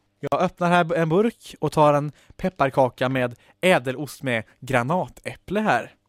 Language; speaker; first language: Swedish; native; Swedish